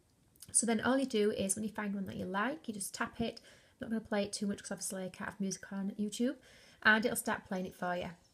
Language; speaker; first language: English; native; English